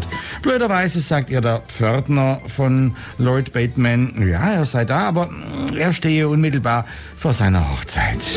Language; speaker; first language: German; native; German